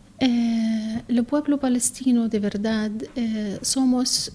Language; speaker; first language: Spanish; non-native, learner; Arabic